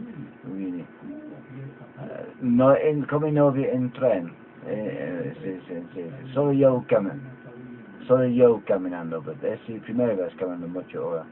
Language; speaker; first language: Spanish; non-native, learner; English